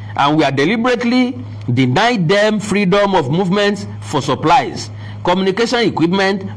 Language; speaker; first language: English; non-native, local second language; Yoruba